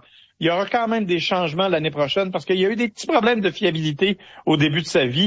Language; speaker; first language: French; native; French